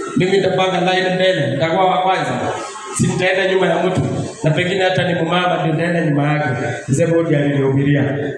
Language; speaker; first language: Swahili; non-native, local second language; Luyia